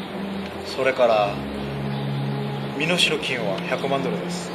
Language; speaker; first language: Japanese; non-native, learner; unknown